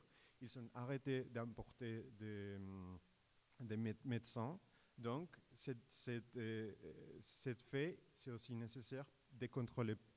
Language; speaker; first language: French; non-native, fluent; Spanish